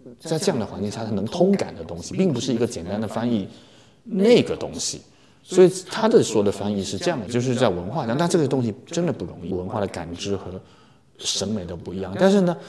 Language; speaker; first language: Chinese; native; Chinese